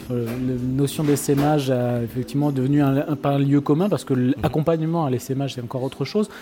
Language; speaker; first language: French; native; French